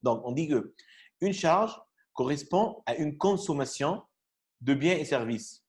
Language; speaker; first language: French; non-native, fluent; Arabic